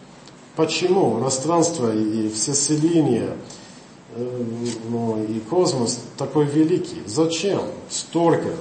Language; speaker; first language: Russian; non-native, fluent; English